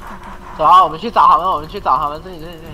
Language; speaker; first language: Chinese; native; Chinese